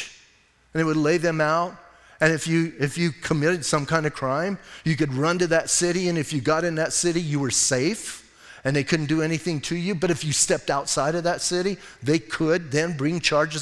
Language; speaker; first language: English; native; English